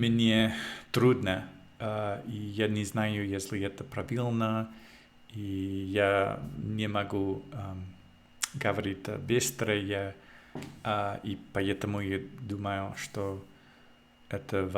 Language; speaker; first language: Russian; non-native, learner; English